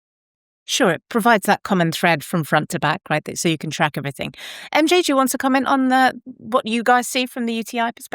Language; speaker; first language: English; native; English